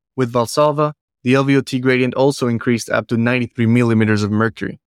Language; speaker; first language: English; non-native, fluent; Spanish